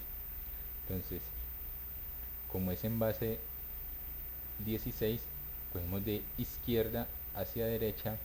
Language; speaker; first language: Spanish; native; Spanish